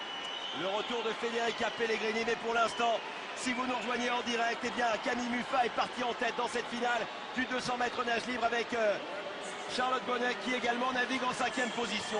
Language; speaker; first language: French; native; French